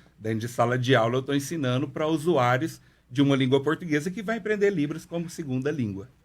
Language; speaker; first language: Portuguese; non-native, local second language; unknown